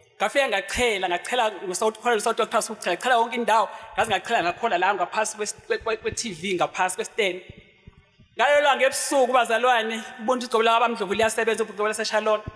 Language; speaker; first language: Zulu; native; Zulu